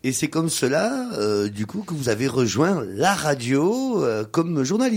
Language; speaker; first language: French; native; French